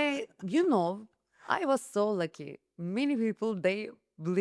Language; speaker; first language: English; non-native, learner; Turkish